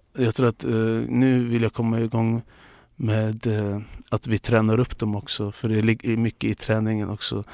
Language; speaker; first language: Swedish; non-native, fluent; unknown